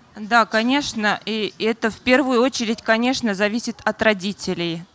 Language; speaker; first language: Russian; non-native, local second language; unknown